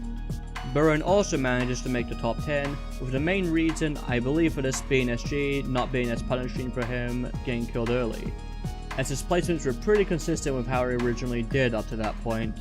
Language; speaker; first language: English; native; English